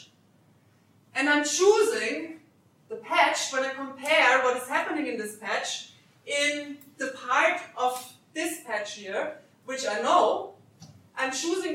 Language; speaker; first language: English; non-native, fluent; German